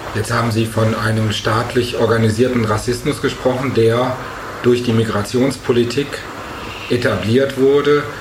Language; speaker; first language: German; native; German